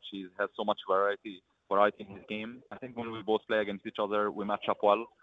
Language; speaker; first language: English; early bilingual, other home language; Arabic